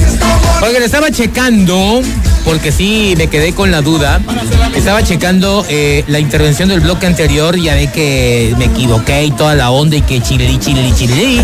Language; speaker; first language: Spanish; native; Spanish